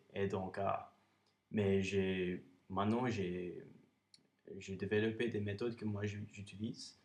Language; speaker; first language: French; non-native, fluent; English